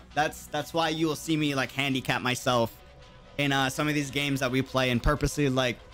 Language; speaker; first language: English; native; English